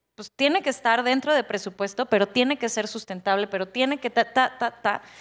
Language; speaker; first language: Spanish; native; Spanish